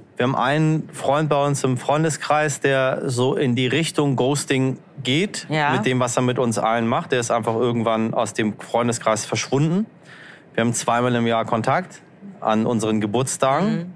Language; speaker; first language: German; native; German